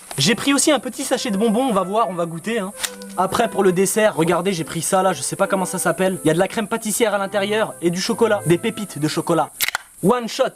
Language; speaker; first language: French; native; French